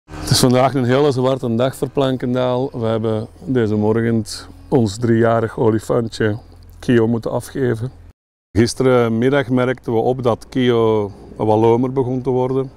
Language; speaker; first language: Dutch; native; Dutch